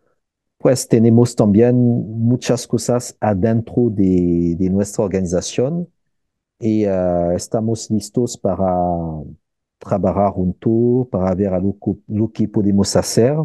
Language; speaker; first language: Spanish; non-native, fluent; French